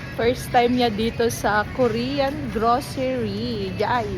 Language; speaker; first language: Filipino; non-native, local second language; Pangasinan